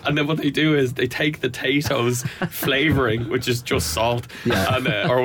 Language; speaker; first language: English; native; English